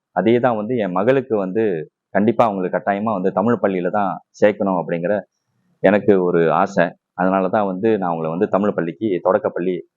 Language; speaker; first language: Tamil; non-native, local second language; Chinese